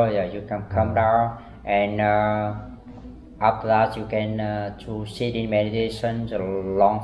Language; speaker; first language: English; non-native, learner; Vietnamese